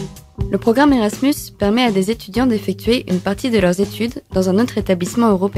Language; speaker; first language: French; native; French